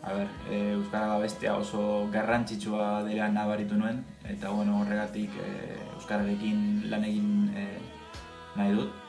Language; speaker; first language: Basque; non-native, learner; Spanish